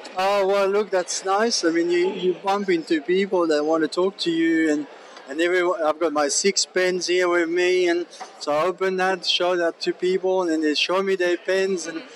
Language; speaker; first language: English; non-native, fluent; French